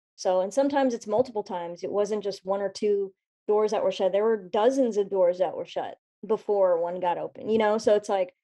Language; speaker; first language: English; native; English